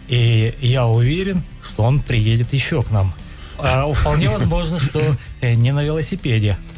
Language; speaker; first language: Russian; native; Russian